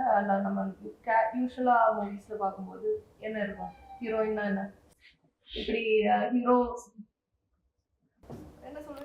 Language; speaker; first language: Tamil; non-native, fluent; Malayalam